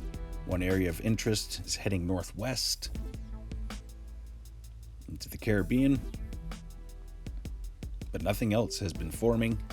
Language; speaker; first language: English; native; English